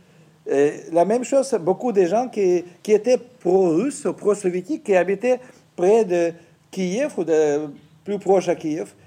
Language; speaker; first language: French; non-native, fluent; Russian